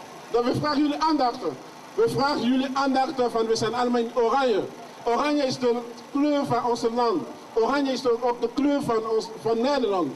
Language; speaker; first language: Dutch; non-native, learner; French